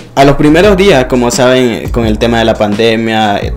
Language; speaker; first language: Spanish; native; Spanish